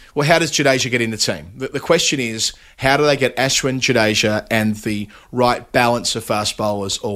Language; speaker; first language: English; native; English